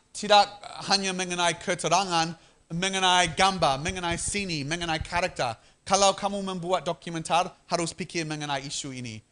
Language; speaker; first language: Indonesian; non-native, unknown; English